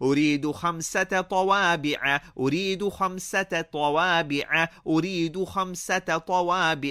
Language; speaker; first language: Arabic; non-native, fluent; English